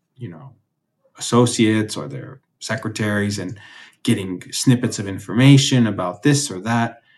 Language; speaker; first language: English; native; English